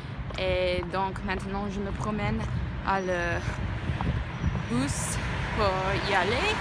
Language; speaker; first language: French; non-native, learner; English